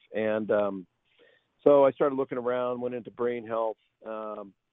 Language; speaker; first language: English; native; English